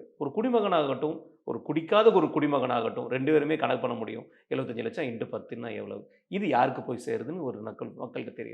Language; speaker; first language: Tamil; native; Tamil